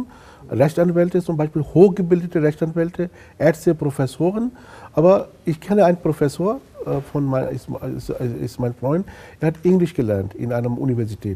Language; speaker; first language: German; non-native, fluent; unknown